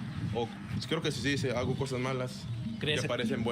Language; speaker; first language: Spanish; native; Spanish